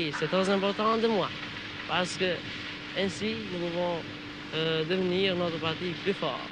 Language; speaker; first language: French; non-native, learner; Albanian